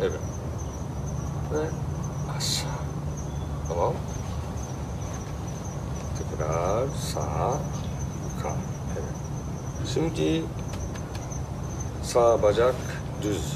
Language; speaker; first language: Turkish; non-native, learner; Japanese